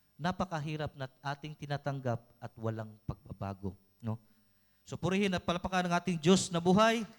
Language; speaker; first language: Filipino; non-native, local second language; Cebuano